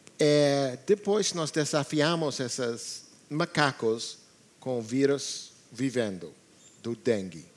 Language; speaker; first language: Portuguese; non-native, learner; English